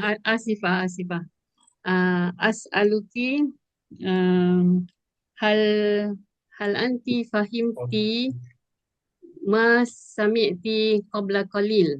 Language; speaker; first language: Arabic; non-native, learner; Malay